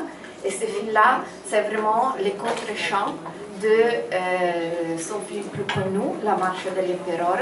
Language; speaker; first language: French; non-native, fluent; Italian